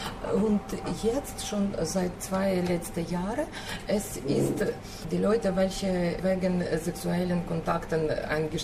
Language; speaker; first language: German; non-native, fluent; Ukrainian